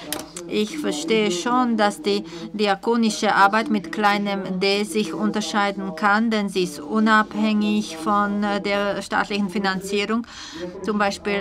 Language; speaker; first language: German; non-native, fluent; Czech